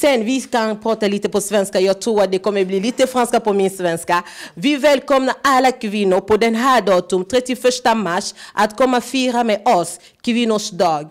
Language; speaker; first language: Swedish; non-native, fluent; Lingala